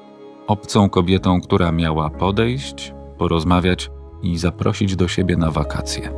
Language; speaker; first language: Polish; native; Polish